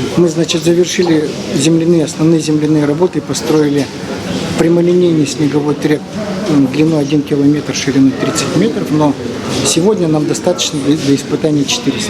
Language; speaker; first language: Russian; native; Russian